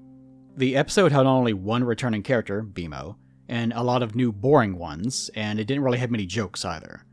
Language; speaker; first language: English; native; English